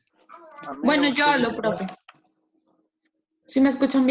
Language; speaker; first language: Spanish; native; Spanish